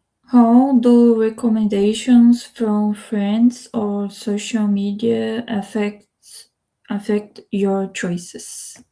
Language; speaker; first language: English; non-native, learner; Spanish